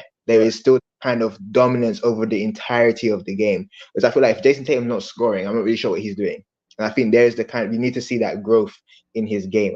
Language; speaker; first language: English; native; English